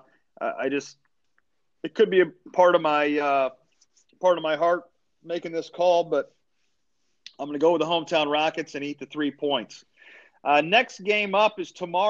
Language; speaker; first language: English; native; English